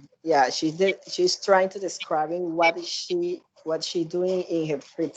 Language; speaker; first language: English; non-native, learner; Spanish